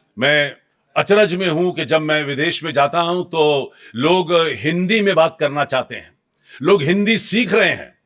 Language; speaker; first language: Hindi; native; Hindi